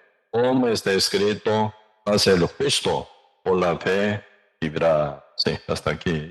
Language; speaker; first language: Spanish; non-native, learner; Korean